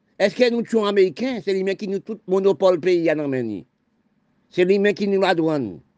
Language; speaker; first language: French; non-native, local second language; Haitian Creole